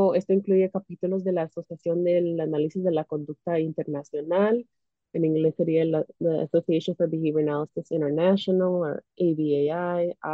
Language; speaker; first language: Spanish; early bilingual, heritage; Spanish